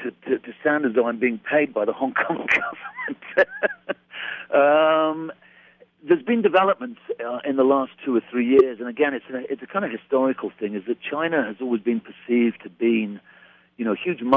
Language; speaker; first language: English; native; English